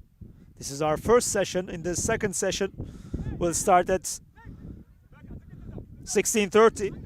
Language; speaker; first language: English; non-native, fluent; Turkish